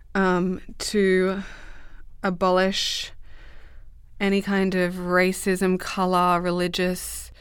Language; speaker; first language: English; native; English